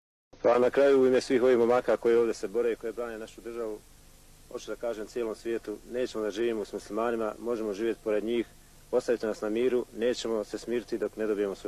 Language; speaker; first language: Bosnian; native; Bosnian